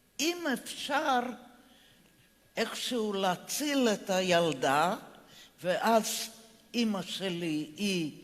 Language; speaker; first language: Hebrew; non-native, fluent; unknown